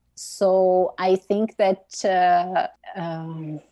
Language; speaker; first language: English; non-native, fluent; Portuguese